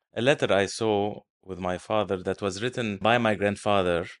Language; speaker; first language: English; non-native, fluent; Arabic